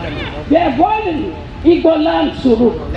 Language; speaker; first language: German; non-native, learner; Yoruba